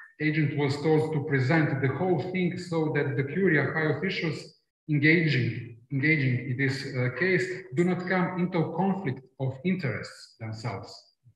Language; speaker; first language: English; non-native, fluent; Croatian